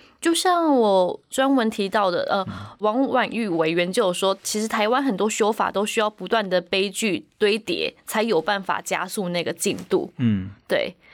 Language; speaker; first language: Chinese; native; Chinese